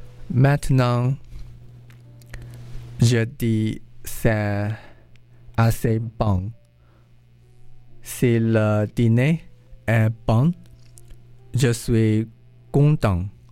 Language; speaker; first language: French; non-native, learner; Chinese